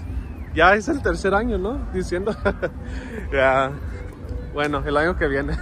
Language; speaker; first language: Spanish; early bilingual, heritage; English